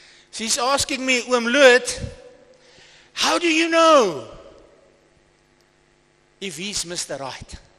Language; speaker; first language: English; non-native, local second language; Afrikaans